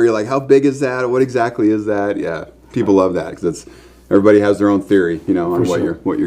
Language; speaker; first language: English; native; English